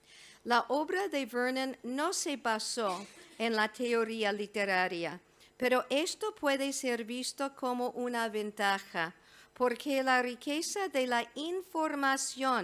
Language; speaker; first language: Spanish; non-native, fluent; English